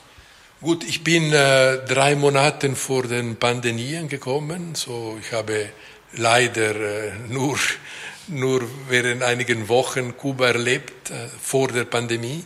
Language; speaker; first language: German; non-native, local second language; Italian